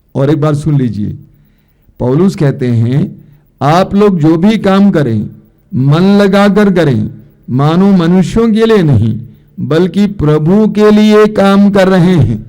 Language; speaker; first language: Hindi; non-native, local second language; Malayalam